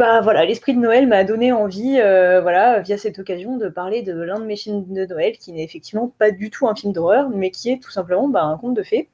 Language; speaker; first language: French; native; French